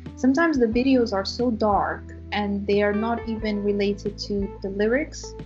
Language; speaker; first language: English; non-native, fluent; Romanian